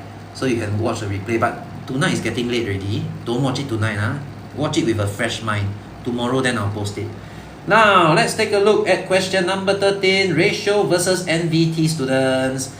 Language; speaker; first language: English; non-native, local second language; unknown